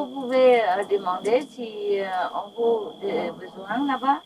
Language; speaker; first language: French; non-native, learner; Vietnamese